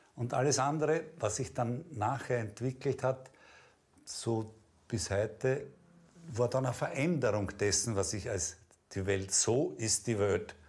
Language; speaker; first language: German; non-native, local second language; Croatian